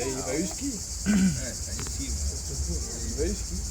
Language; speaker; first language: French; native; French